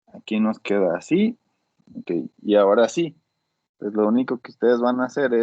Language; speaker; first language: Spanish; native; Spanish